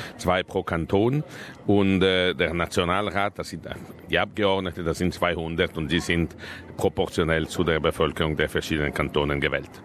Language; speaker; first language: German; non-native, local second language; Italian